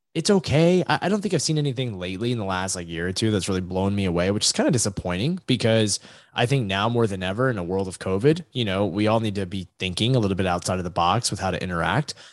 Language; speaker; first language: English; native; English